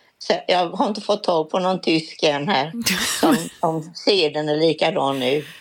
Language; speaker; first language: Swedish; native; Swedish